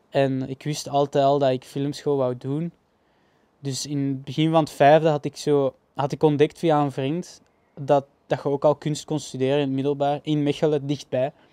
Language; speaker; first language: Dutch; native; Dutch